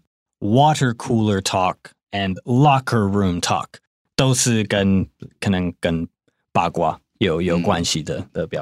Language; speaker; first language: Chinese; non-native, fluent; English